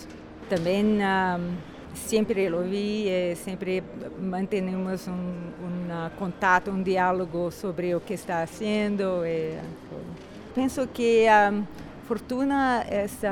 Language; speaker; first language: Spanish; non-native, fluent; Portuguese